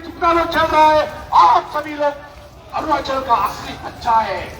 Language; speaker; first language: Hindi; non-native, local second language; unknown